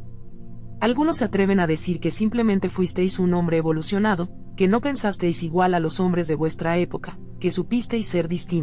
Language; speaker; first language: Spanish; native; Spanish